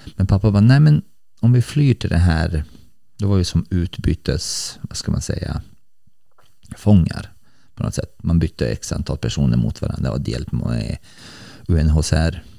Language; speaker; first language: Swedish; early bilingual, other home language; Bosnian